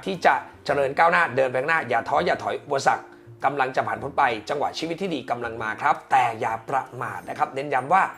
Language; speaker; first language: Thai; native; Thai